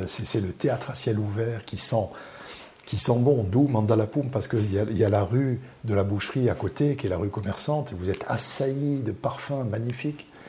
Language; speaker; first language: French; native; French